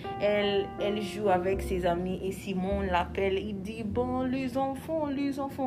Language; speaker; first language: French; non-native, learner; English